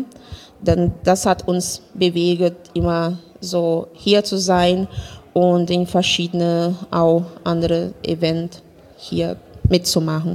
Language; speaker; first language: German; non-native, fluent; Portuguese